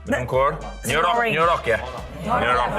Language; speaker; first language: Indonesian; non-native, learner; English